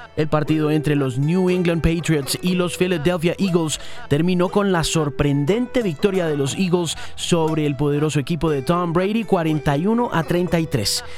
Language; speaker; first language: Spanish; native; Spanish